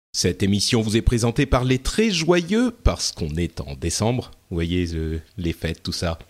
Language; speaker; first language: French; early bilingual, other home language; Arabic